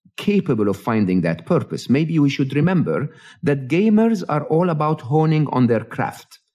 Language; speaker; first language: English; non-native, fluent; Arabic